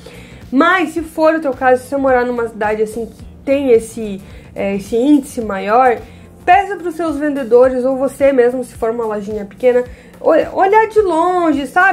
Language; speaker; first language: Portuguese; native; Portuguese